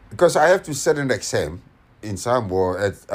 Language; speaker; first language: English; non-native, fluent; Samoan